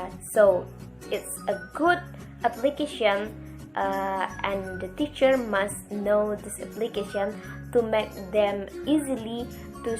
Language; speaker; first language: English; non-native, learner; Indonesian